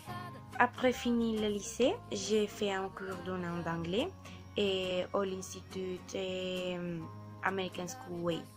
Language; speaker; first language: French; non-native, learner; Spanish